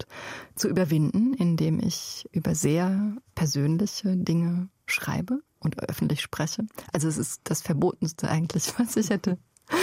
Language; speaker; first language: German; native; German